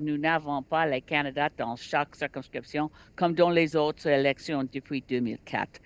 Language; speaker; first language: French; non-native, learner; English